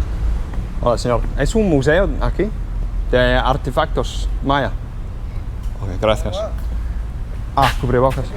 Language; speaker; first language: Spanish; non-native, learner; English